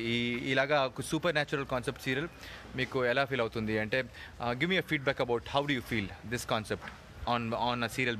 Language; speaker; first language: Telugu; non-native, learner; Arabic